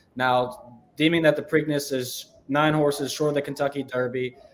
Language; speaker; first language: English; native; English